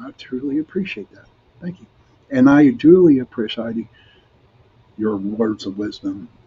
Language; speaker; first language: English; native; English